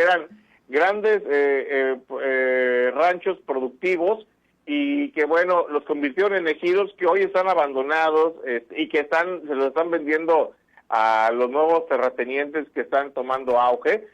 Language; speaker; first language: Spanish; native; Spanish